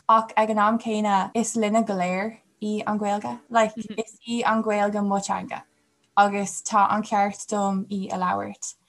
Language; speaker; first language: Irish; non-native, local second language; English